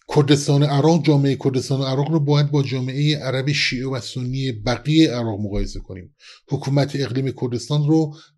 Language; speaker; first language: Persian; non-native, local second language; Kurdish